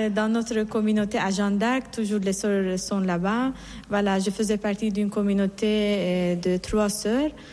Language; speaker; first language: French; non-native, fluent; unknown